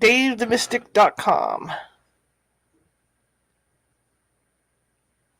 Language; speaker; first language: English; native; English